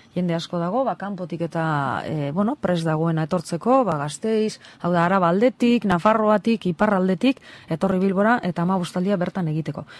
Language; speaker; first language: Basque; native; Basque